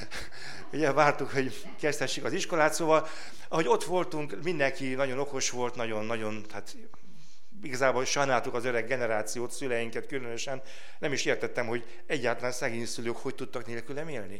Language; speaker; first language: Hungarian; native; Hungarian